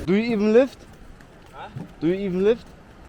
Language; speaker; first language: English; non-native, fluent; German